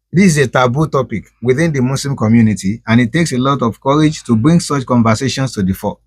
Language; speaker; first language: English; non-native, local second language; Yoruba